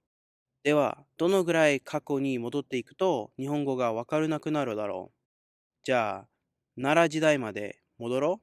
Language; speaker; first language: Japanese; non-native, learner; English